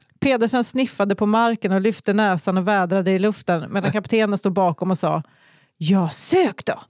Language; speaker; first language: Swedish; native; Swedish